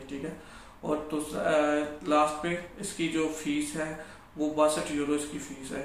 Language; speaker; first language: Urdu; non-native, local second language; Punjabi